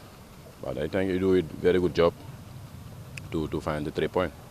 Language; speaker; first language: English; non-native, fluent; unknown